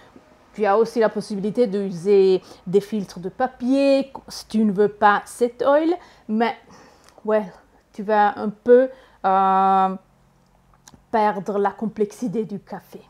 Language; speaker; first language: French; non-native, learner; Italian